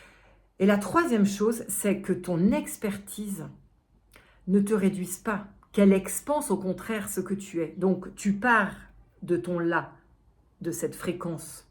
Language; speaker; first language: French; native; French